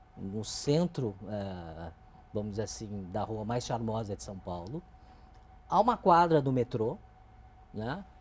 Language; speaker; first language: Portuguese; early bilingual, other home language; Chinese